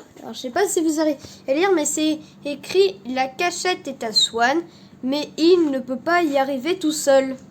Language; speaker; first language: French; native; French